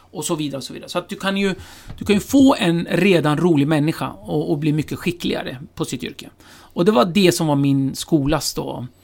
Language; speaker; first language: Swedish; early bilingual, other home language; Kurdish